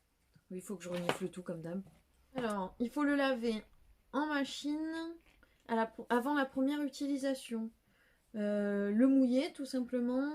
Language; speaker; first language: French; native; French